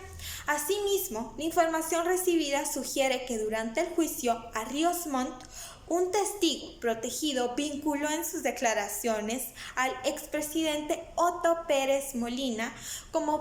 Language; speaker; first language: Spanish; native; Spanish